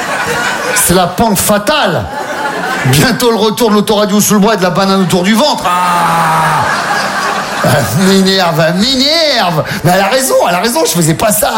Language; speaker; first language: French; native; French